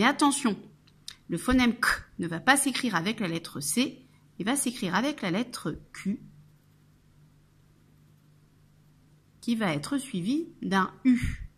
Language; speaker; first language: French; native; French